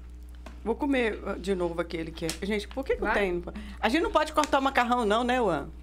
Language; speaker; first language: Portuguese; native; Portuguese